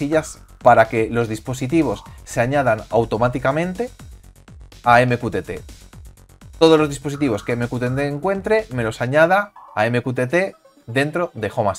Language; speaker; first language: Spanish; native; Spanish